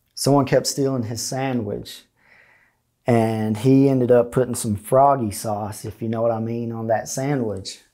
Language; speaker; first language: English; native; English